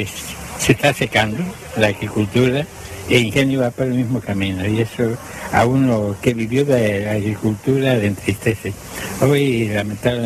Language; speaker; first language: Spanish; native; Spanish